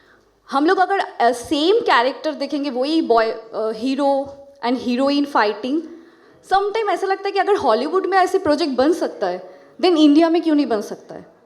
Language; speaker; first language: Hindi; non-native, local second language; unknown